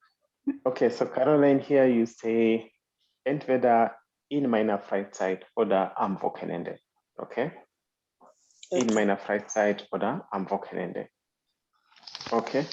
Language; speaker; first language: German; non-native, fluent; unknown